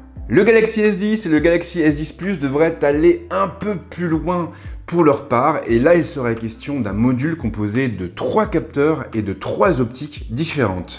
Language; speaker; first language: French; native; French